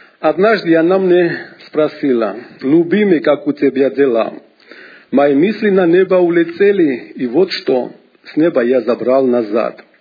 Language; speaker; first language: Russian; non-native, local second language; Georgian